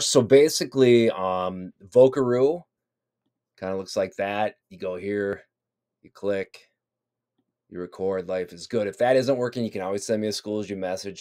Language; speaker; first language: English; native; English